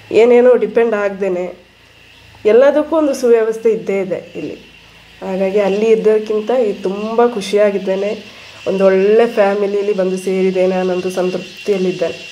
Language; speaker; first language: Kannada; non-native, local second language; Malayalam